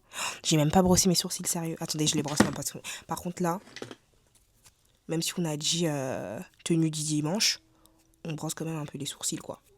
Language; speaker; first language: French; native; French